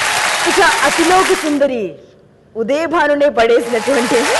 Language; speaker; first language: Telugu; native; Telugu